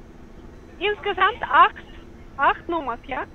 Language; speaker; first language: German; non-native, learner; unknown